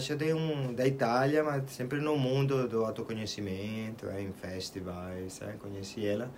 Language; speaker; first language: Portuguese; non-native, fluent; Italian